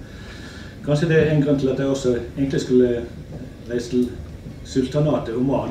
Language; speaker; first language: Norwegian; native; Norwegian